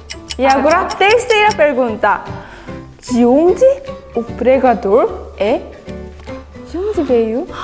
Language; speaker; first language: Portuguese; non-native, fluent; Korean